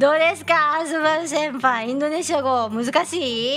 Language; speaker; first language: Japanese; non-native, fluent; Indonesian